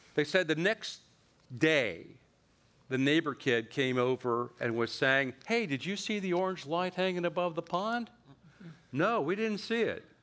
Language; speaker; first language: English; native; English